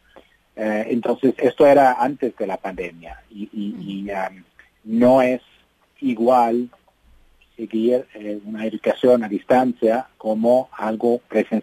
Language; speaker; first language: Spanish; non-native, fluent; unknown